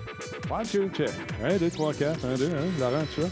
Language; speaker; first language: French; native; French